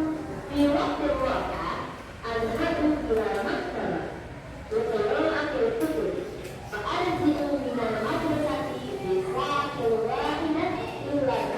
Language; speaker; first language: Arabic; non-native, learner; Indonesian